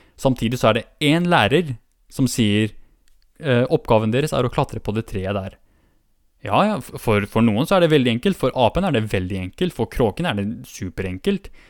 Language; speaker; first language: Norwegian; early bilingual, other home language; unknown